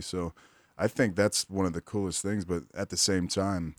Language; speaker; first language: English; native; English